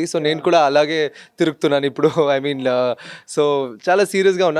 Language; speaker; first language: Telugu; non-native, local second language; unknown